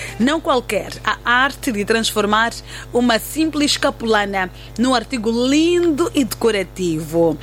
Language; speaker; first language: Portuguese; native; Portuguese